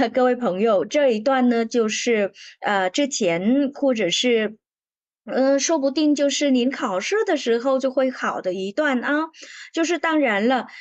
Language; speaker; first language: Chinese; non-native, fluent; Vietnamese